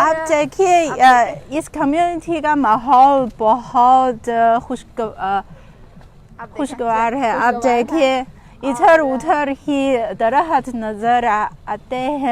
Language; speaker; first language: Urdu; non-native, fluent; Chinese